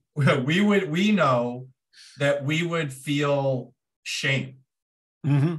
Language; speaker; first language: English; native; English